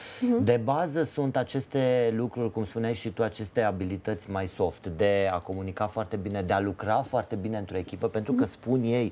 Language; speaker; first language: Romanian; native; Romanian